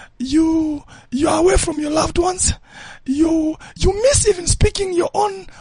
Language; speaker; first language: English; non-native, local second language; Shona